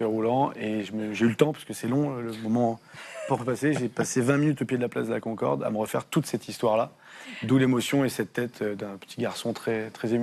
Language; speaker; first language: French; native; French